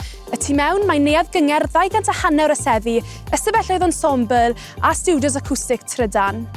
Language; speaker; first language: Welsh; native; Welsh